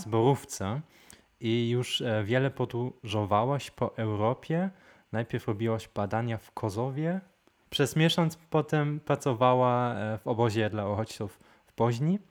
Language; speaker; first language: Polish; non-native, fluent; German